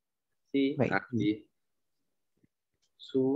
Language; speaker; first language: Korean; non-native, fluent; Vietnamese